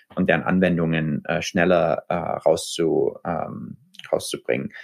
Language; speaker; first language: German; native; German